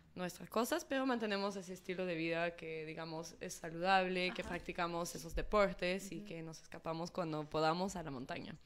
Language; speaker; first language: Spanish; non-native, fluent; English